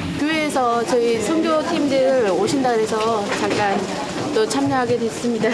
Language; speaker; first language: Korean; native; Korean